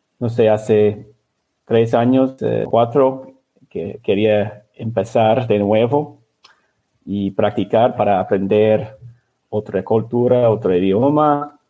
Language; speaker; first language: Spanish; non-native, learner; English